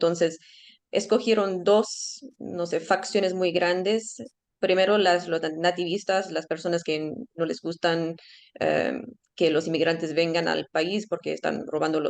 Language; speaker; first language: Spanish; early bilingual, heritage; Spanish